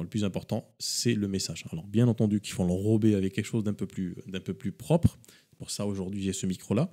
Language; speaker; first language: French; native; French